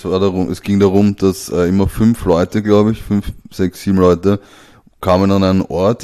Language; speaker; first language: German; native; German